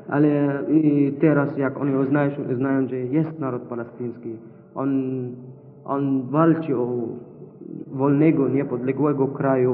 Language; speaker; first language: Polish; non-native, learner; Arabic